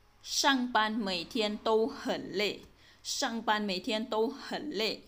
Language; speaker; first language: Chinese; non-native, fluent; Thai